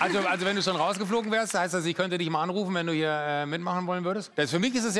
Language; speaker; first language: German; native; German